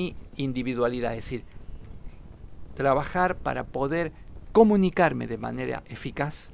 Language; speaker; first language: Spanish; native; Spanish